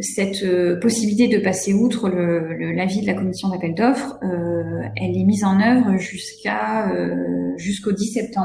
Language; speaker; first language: French; native; French